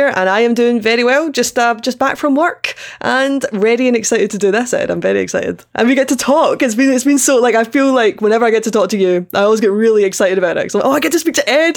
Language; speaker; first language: English; native; English